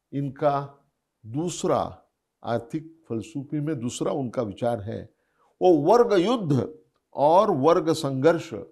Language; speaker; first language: Hindi; non-native, local second language; Marathi